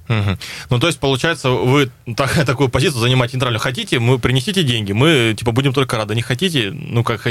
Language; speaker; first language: Russian; native; Russian